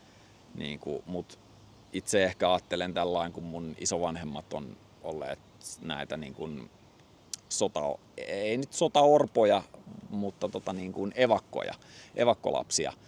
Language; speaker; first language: Finnish; native; Finnish